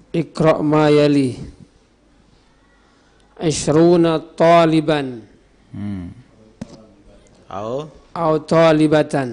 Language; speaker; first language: Arabic; non-native, learner; Indonesian